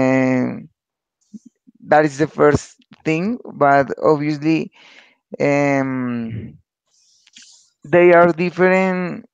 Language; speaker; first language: English; non-native, learner; Spanish